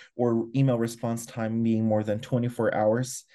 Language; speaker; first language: English; non-native, local second language; Filipino